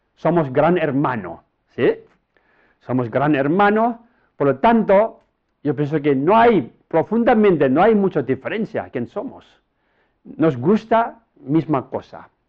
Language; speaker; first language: Spanish; non-native, learner; Tibetan